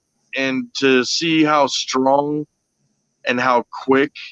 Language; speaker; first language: English; native; English